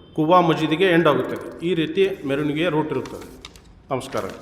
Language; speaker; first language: Kannada; non-native, local second language; Urdu